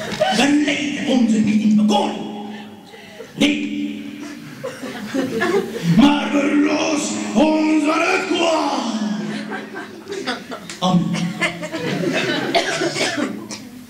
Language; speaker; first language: Dutch; non-native, local second language; French